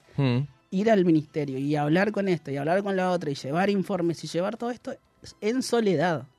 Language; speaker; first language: Spanish; native; Spanish